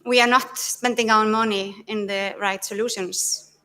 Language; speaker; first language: English; non-native, fluent; Icelandic